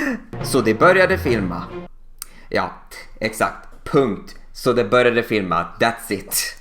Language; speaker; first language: Swedish; native; Swedish